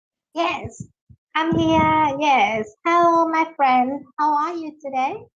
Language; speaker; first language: English; non-native, learner; Vietnamese